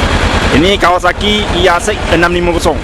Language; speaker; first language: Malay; non-native, local second language; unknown